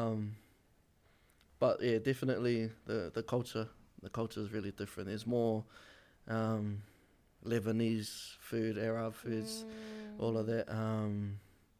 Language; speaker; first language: English; native; English